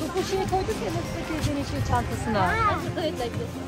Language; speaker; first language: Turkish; non-native, fluent; Filipino